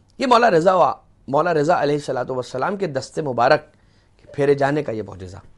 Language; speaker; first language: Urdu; native; Urdu